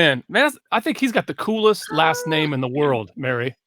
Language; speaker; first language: English; native; English